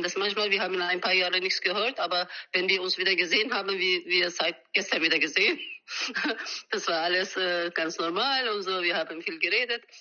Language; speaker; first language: German; non-native, fluent; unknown